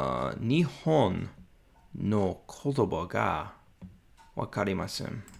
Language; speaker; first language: Japanese; non-native, learner; English